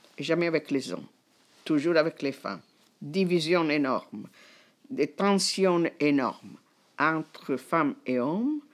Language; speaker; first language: French; non-native, fluent; Italian